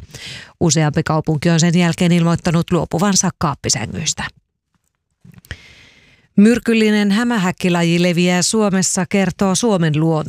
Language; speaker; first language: Finnish; native; Finnish